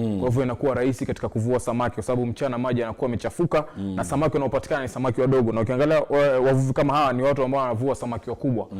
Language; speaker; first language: Swahili; native; Swahili